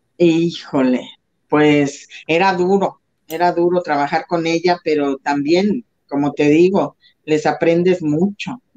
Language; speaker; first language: Spanish; native; Spanish